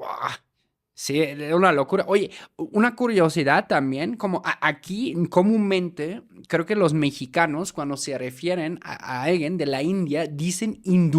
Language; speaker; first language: Spanish; non-native, fluent; German